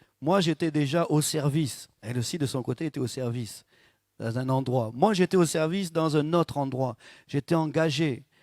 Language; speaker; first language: French; native; French